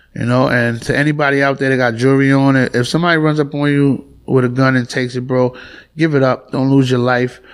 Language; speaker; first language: English; native; English